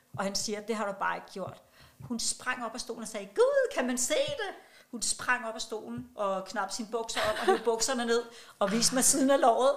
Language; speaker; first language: Danish; non-native, local second language; Kalaallisut